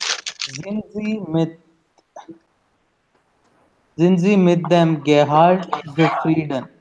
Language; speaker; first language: German; non-native, learner; Hindi